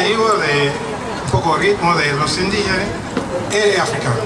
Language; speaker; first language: Spanish; non-native, learner; French